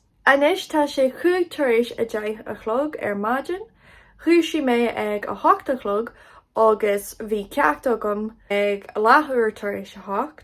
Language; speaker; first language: Irish; non-native, local second language; English